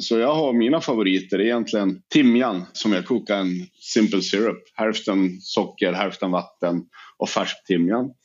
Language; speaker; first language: Swedish; native; Swedish